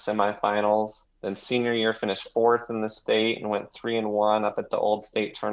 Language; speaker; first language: English; native; English